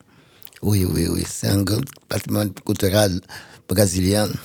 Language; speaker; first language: French; non-native, fluent; Portuguese